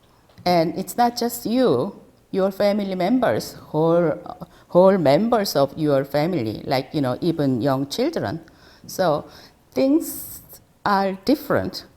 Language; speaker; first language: English; non-native, fluent; Korean